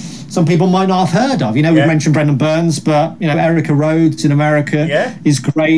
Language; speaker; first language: English; native; English